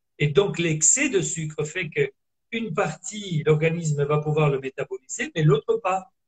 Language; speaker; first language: French; non-native, fluent; Italian